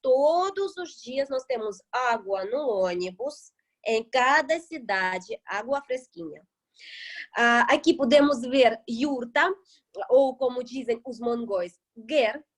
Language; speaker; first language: Portuguese; non-native, fluent; Russian